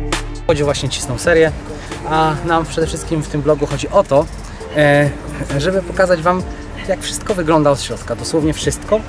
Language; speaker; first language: Polish; native; Polish